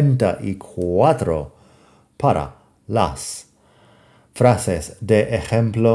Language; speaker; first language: Spanish; non-native, fluent; English